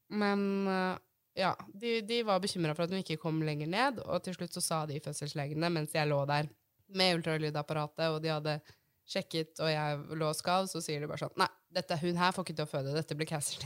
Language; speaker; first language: Norwegian; native; Norwegian